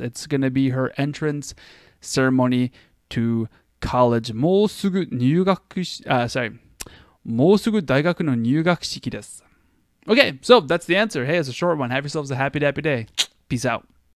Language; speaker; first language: English; native; English